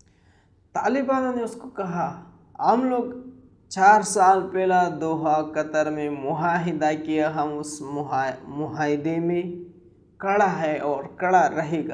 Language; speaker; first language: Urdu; non-native, local second language; Pashto